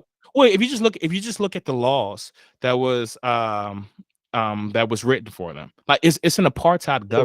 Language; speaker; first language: English; native; English